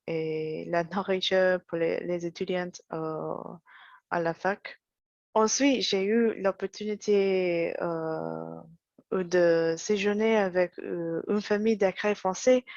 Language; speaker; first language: French; non-native, learner; English